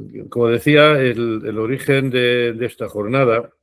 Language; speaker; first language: Spanish; native; Spanish